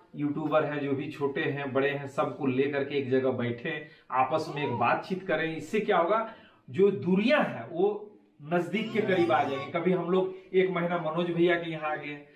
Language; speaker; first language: Hindi; native; Hindi